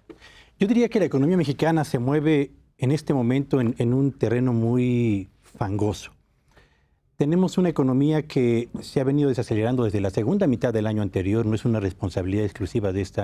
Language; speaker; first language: Spanish; native; Spanish